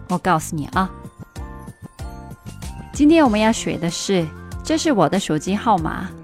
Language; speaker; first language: Chinese; non-native, fluent; Korean